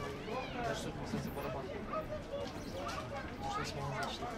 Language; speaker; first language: Russian; native; Russian